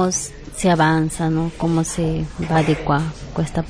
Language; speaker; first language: Italian; non-native, learner; Spanish